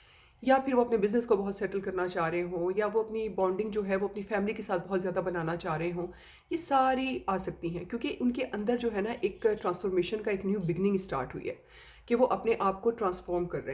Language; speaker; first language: Hindi; native; Hindi